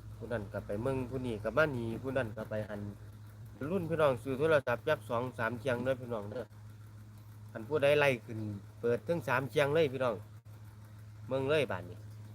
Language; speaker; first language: Thai; native; Thai